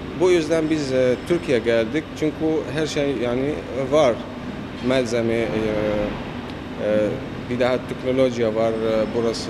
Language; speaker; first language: Turkish; non-native, learner; Arabic